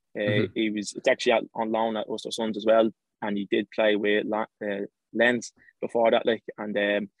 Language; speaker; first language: English; native; English